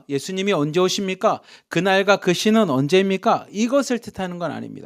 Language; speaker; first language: Korean; native; Korean